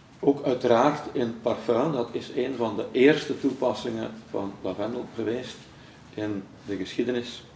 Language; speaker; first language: Dutch; native; Dutch